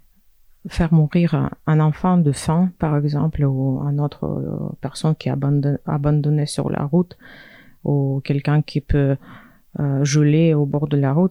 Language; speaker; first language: French; non-native, fluent; Russian